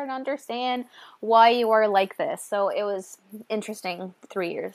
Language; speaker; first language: English; native; English